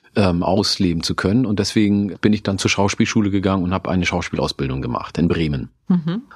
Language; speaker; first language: German; non-native, local second language; Oromo